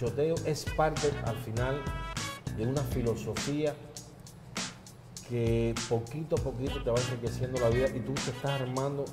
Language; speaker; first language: Spanish; native; Spanish